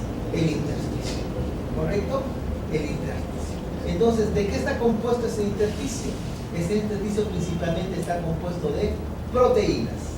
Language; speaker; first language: Spanish; native; Spanish